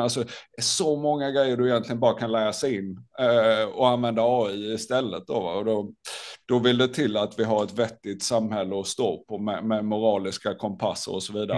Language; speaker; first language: Swedish; native; Swedish